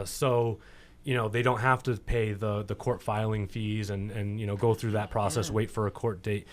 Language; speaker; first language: English; native; English